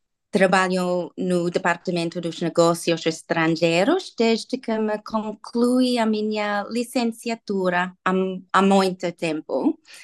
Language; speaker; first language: Portuguese; non-native, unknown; English